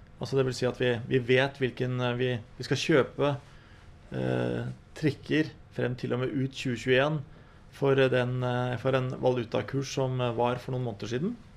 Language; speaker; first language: Norwegian; native; Norwegian